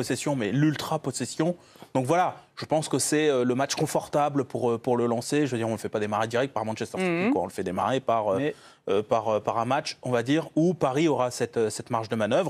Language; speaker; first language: French; native; French